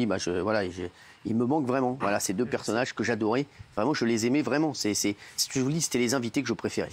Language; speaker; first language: French; native; French